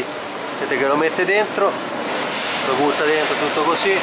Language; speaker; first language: Italian; native; Italian